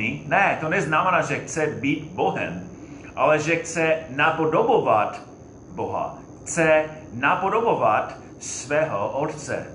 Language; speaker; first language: Czech; non-native, fluent; English